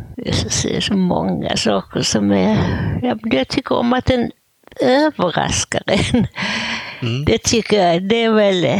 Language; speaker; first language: Swedish; native; Swedish